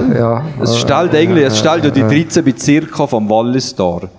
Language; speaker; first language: German; native; German